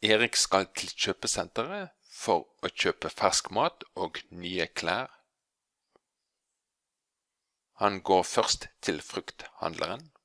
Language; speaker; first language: Norwegian; non-native, fluent; English